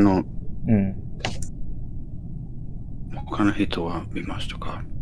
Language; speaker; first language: Japanese; non-native, learner; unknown